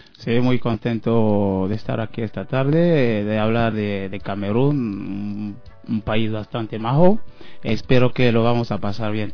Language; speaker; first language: Spanish; non-native, fluent; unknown